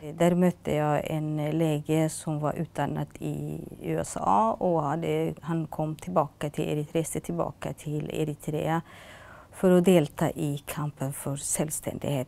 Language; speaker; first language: Norwegian; non-native, fluent; Tigrinya